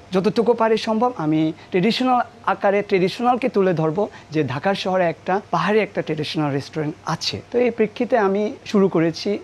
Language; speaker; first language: Bangla; non-native, local second language; Marma